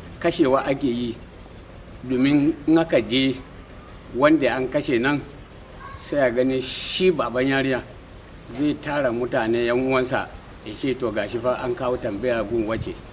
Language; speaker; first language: Hausa; non-native, local second language; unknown